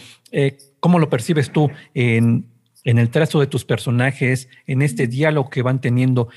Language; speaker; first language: Spanish; native; Spanish